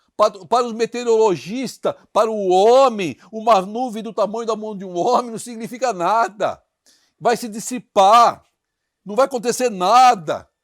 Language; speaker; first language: Portuguese; native; Portuguese